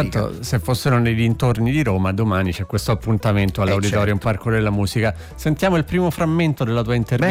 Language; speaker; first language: Italian; native; Italian